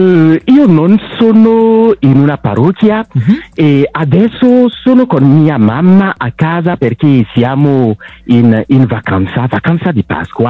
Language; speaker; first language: Italian; non-native, local second language; French